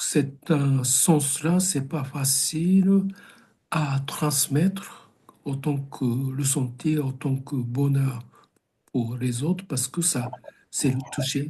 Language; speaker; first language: French; non-native, learner; Japanese